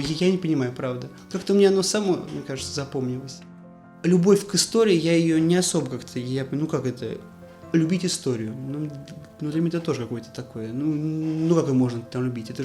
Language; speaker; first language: Russian; native; Russian